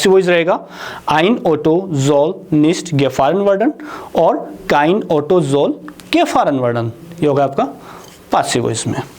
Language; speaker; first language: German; non-native, fluent; Hindi